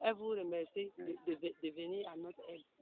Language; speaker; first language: French; non-native, learner; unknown